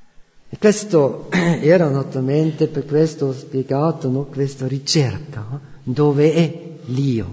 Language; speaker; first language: Italian; non-native, fluent; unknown